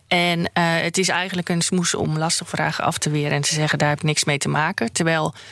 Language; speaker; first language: Dutch; native; Dutch